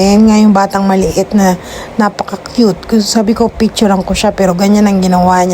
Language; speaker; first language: Filipino; native; Filipino